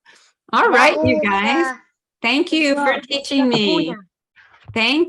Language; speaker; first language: English; native; English